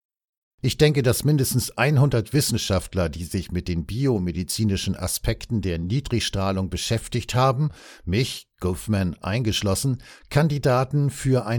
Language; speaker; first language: German; native; German